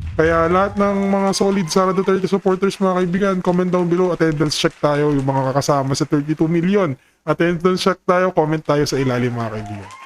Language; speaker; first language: Filipino; native; Filipino